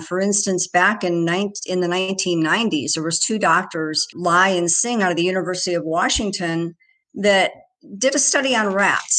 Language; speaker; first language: English; native; English